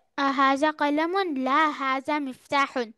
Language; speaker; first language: Arabic; non-native, learner; Hindi